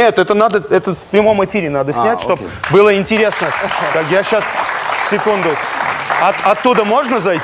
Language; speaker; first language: Russian; non-native, local second language; Armenian